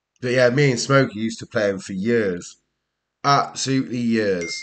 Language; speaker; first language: English; native; English